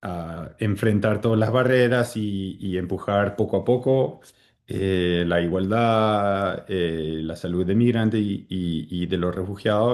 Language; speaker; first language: Spanish; early bilingual, heritage; Spanish